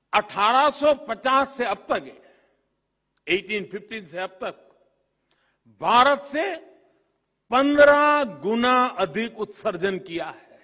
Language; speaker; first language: Hindi; non-native, local second language; Gujarati